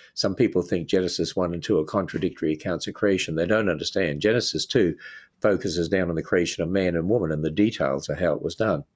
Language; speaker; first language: English; native; English